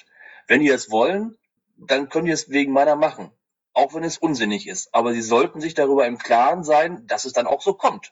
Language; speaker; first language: German; native; German